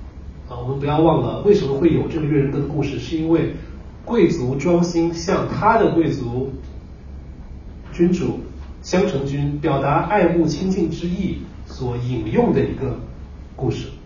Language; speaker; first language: Chinese; native; Chinese